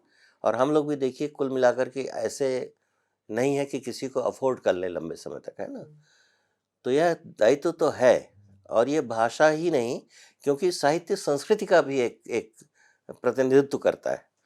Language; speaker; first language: Hindi; native; Hindi